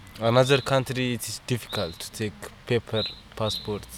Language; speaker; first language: English; non-native, learner; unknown